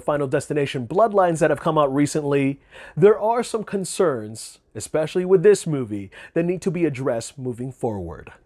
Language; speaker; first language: English; native; English